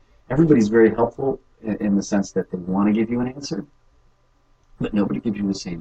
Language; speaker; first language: English; native; English